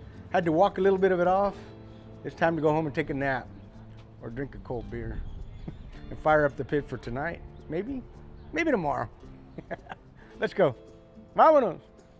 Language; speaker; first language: English; early bilingual, other home language; Spanish